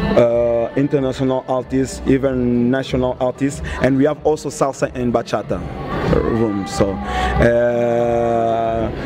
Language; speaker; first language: English; non-native, learner; Portuguese